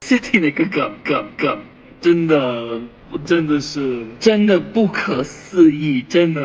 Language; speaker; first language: Chinese; non-native, fluent; English